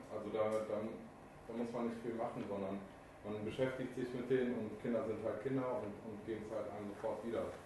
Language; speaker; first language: German; native; German